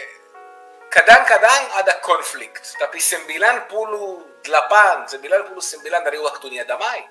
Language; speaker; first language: Indonesian; non-native, fluent; Hebrew